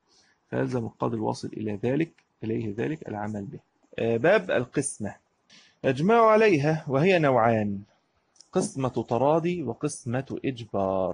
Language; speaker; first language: Arabic; native; Arabic